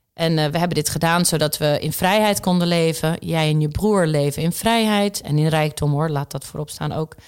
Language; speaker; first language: Dutch; early bilingual, other home language; Czech